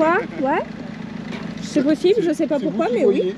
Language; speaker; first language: French; native; French